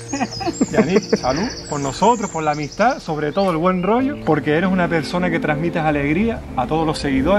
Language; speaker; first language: Spanish; native; Spanish